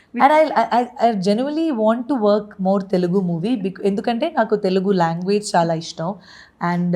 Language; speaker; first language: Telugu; non-native, learner; Malayalam